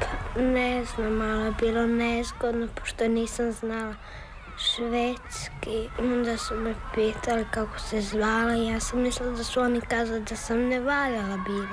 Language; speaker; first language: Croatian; early bilingual, heritage; Croatian